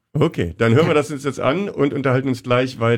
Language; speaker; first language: German; native; German